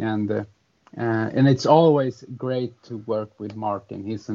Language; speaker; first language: English; non-native, fluent; Swedish